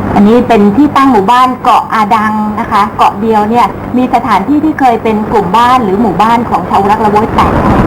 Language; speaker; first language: Thai; native; Thai